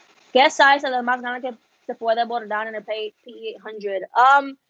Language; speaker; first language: Spanish; early bilingual, heritage; Spanish